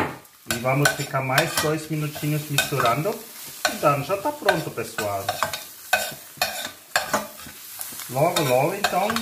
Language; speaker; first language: Portuguese; non-native, fluent; German